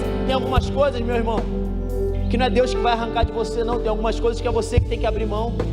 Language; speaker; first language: Portuguese; native; Portuguese